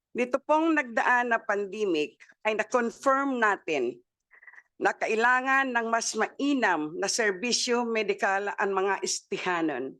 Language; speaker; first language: English; non-native, local second language; Waray